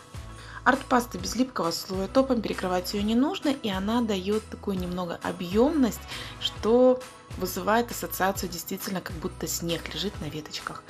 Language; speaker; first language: Russian; native; Russian